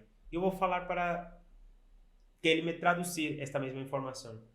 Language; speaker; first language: Portuguese; non-native, fluent; Spanish